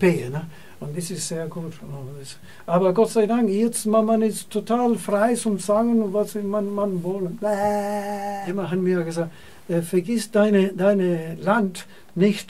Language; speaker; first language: German; non-native, fluent; Spanish